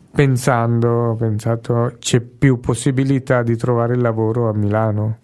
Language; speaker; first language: Italian; non-native, fluent; Sinhala